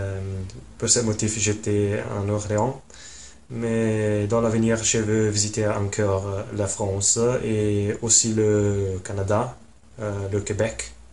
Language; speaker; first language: French; non-native, learner; Italian